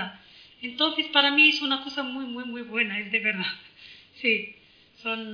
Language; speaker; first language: Spanish; non-native, learner; Arabic